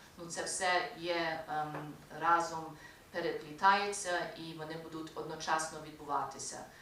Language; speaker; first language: Ukrainian; early bilingual, heritage; Ukrainian